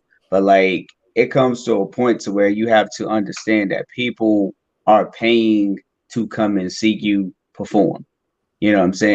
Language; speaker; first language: English; native; English